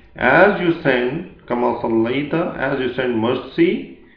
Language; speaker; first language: English; non-native, local second language; Urdu